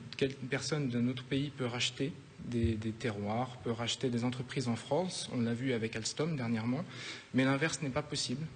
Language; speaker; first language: French; native; French